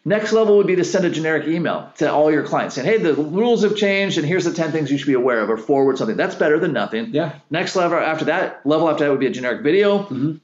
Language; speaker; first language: English; native; English